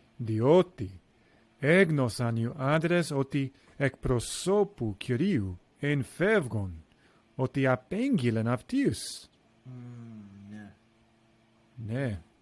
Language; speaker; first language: Greek; non-native, learner; English